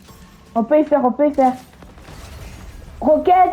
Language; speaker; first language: French; native; French